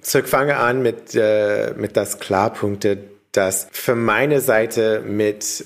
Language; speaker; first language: German; non-native, learner; English